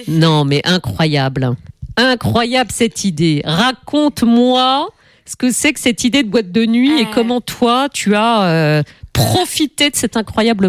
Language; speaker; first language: French; native; French